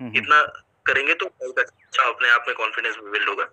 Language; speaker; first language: Hindi; native; Hindi